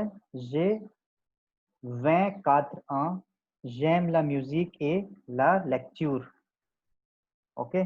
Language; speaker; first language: French; non-native, learner; Hindi